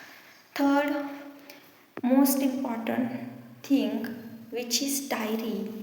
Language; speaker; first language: English; non-native, learner; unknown